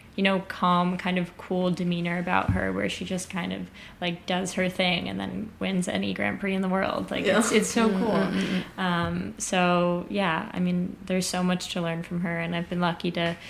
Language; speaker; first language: English; native; English